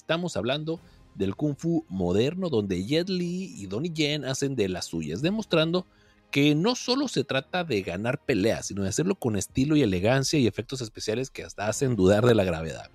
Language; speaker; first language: Spanish; native; Spanish